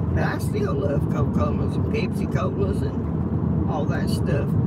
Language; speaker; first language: English; native; English